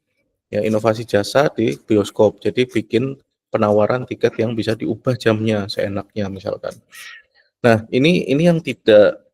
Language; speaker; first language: Indonesian; native; Indonesian